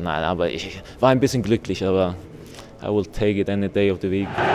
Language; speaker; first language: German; non-native, learner; Faroese